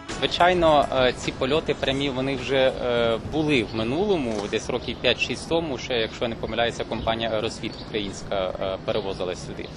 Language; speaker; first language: Ukrainian; native; Ukrainian